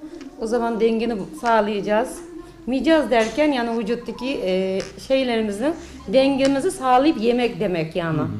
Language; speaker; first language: Turkish; non-native, fluent; Uyghur